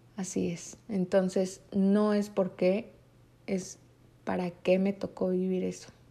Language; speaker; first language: Spanish; native; Spanish